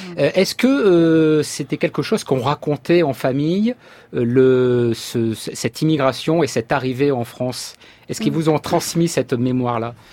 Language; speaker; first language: French; native; French